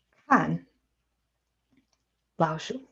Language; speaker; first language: Chinese; non-native, fluent; English